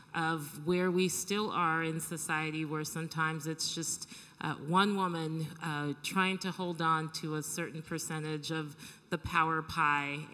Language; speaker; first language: English; native; English